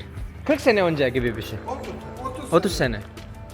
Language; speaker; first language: Turkish; non-native, fluent; Indonesian